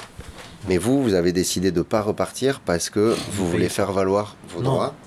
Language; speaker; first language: French; native; French